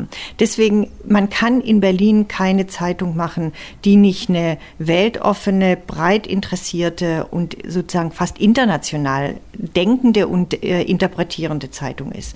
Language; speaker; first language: German; native; German